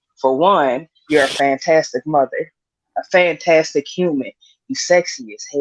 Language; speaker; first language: English; native; English